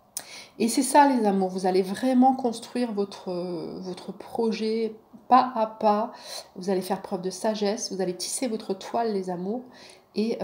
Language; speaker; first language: French; native; French